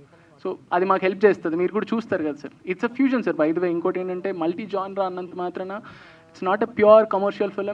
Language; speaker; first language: Telugu; native; Telugu